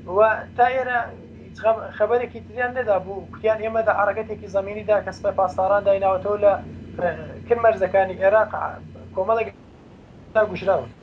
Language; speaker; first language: Central Kurdish; native; Central Kurdish